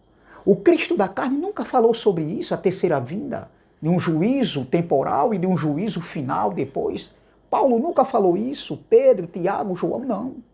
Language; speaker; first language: Portuguese; native; Portuguese